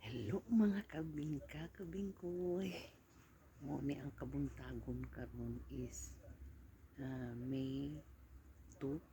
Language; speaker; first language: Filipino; non-native, local second language; Cebuano